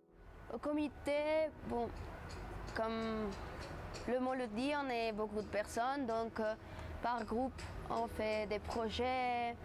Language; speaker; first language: French; non-native, fluent; Spanish